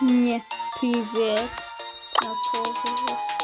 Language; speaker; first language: Russian; non-native, learner; Azerbaijani